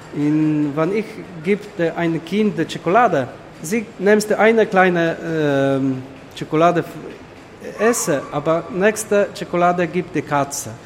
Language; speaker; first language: German; non-native, learner; Polish